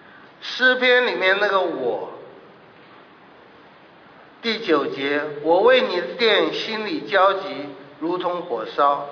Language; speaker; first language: Chinese; native; Chinese